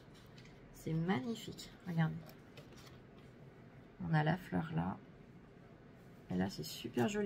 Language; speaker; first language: French; native; French